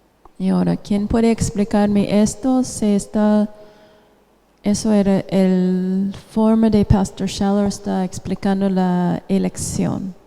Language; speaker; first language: Spanish; non-native, fluent; English